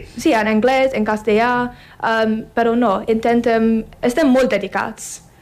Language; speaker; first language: Catalan; non-native, learner; English